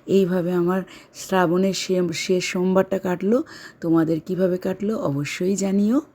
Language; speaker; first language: Bangla; native; Bangla